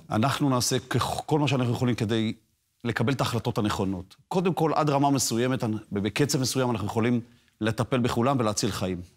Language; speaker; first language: Hebrew; native; Hebrew